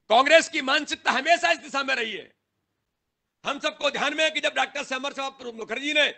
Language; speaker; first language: Hindi; native; Hindi